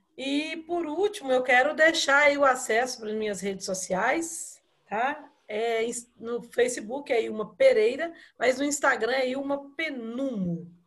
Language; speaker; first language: Portuguese; native; Portuguese